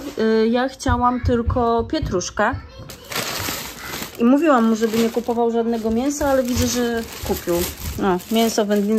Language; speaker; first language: Polish; native; Polish